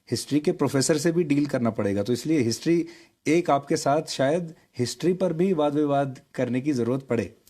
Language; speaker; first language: Hindi; native; Hindi